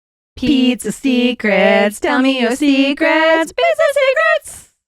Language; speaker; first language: English; native; English